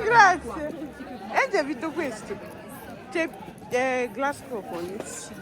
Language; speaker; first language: Italian; non-native, learner; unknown